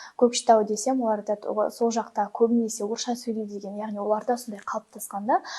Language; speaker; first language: Kazakh; non-native, local second language; Russian